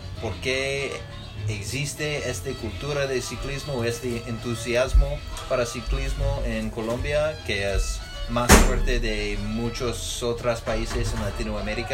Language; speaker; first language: Spanish; non-native, learner; English